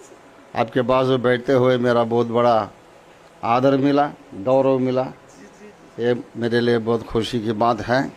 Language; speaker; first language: Hindi; non-native, local second language; Telugu